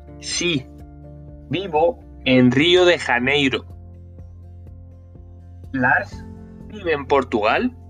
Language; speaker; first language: Spanish; non-native, fluent; Norwegian